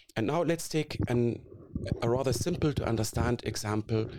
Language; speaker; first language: English; non-native, fluent; Arabic